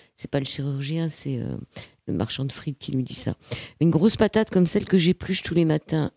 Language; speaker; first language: French; native; French